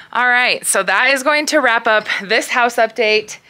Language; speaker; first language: English; native; English